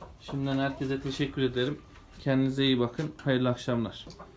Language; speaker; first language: Turkish; native; Turkish